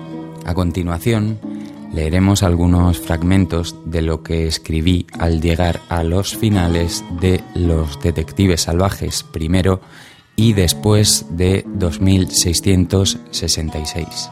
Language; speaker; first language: Spanish; native; Spanish